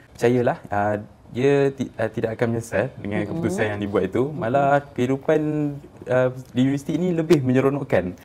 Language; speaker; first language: Malay; native; Malay